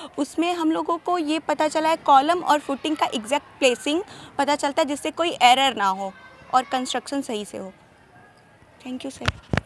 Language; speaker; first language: Hindi; native; Hindi